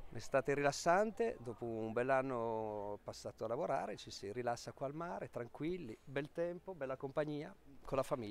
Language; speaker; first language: Italian; native; Italian